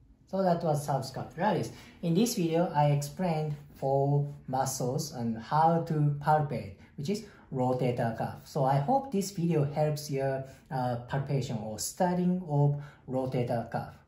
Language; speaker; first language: English; non-native, fluent; Japanese